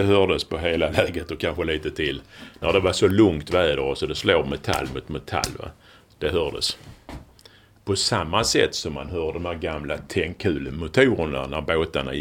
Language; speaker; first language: Swedish; native; Swedish